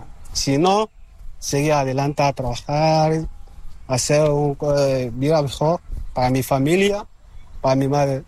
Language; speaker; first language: Spanish; non-native, learner; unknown